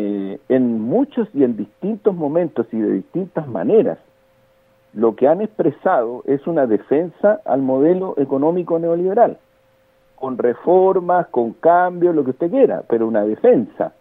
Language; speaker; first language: Spanish; native; Spanish